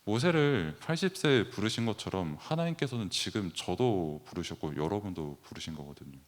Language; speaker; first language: Korean; native; Korean